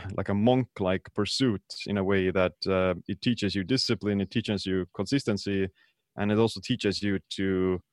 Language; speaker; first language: English; non-native, fluent; Estonian